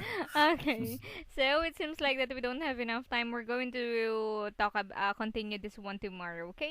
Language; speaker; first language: English; non-native, local second language; Filipino